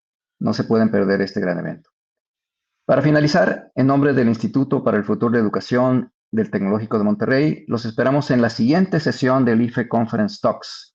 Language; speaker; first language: Spanish; native; Spanish